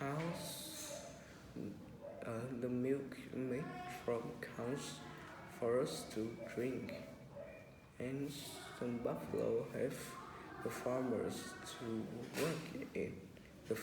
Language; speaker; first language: English; non-native, learner; Vietnamese